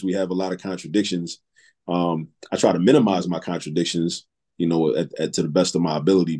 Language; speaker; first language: English; native; English